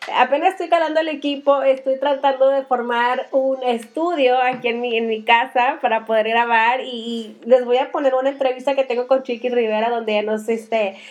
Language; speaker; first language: Spanish; early bilingual, heritage; Spanish